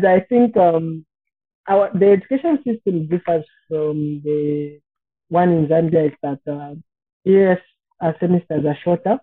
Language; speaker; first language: English; non-native, local second language; Bemba